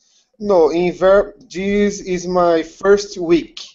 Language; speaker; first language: English; non-native, learner; Portuguese